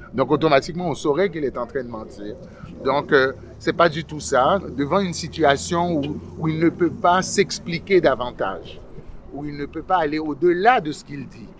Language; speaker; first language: French; early bilingual, other home language; Haitian Creole